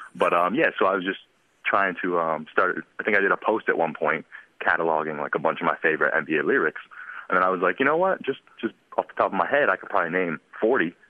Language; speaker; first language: English; native; English